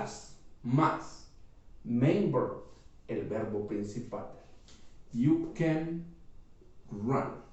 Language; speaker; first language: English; non-native, fluent; Spanish